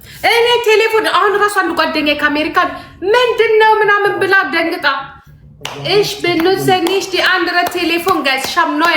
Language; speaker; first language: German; non-native, learner; Amharic